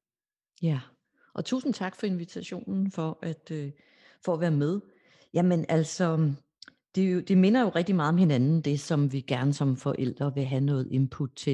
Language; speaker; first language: Danish; native; Danish